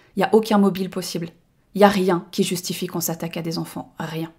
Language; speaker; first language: French; native; French